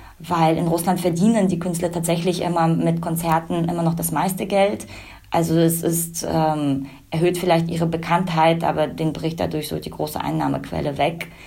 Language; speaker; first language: German; early bilingual, other home language; Russian